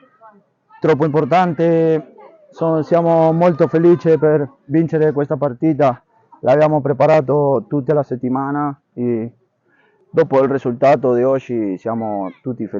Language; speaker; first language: Italian; non-native, learner; Spanish